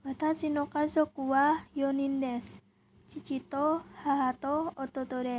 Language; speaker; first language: Japanese; non-native, learner; Indonesian